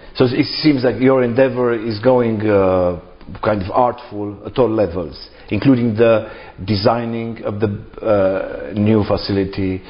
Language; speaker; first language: English; non-native, fluent; Romanian